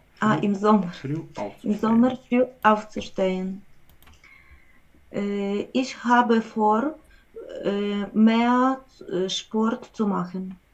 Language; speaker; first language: German; non-native, learner; Ukrainian